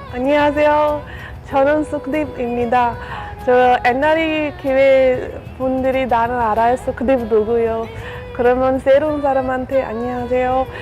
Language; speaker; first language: Korean; non-native, learner; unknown